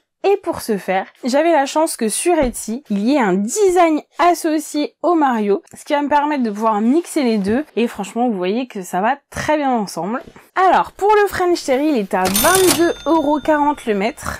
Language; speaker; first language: French; native; French